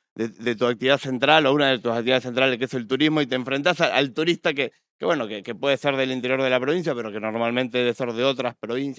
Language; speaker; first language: Spanish; native; Spanish